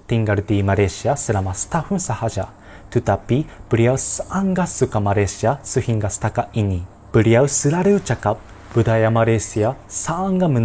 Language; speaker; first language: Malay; non-native, learner; Japanese